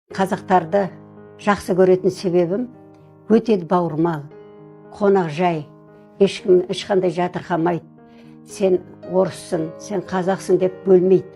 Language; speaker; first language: Kazakh; early bilingual, other home language; Russian